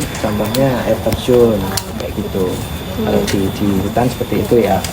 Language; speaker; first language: Indonesian; native; Indonesian